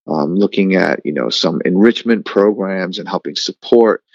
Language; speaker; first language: English; native; English